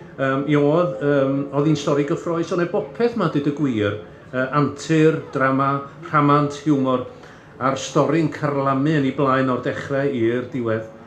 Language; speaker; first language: Welsh; native; Welsh